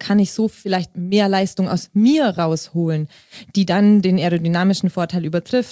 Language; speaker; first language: German; native; German